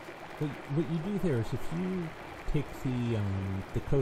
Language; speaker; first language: English; native; English